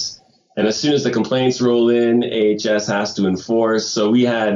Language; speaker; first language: English; native; English